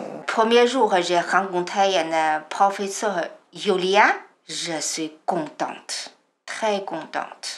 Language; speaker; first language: French; non-native, learner; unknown